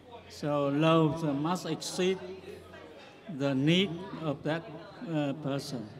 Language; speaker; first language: English; non-native, fluent; Vietnamese